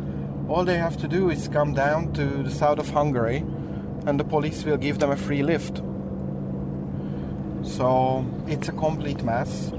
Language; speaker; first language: English; non-native, fluent; Hungarian